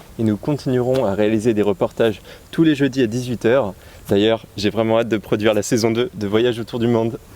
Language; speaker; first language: French; native; French